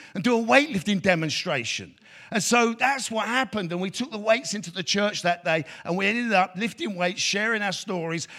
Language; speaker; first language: English; native; English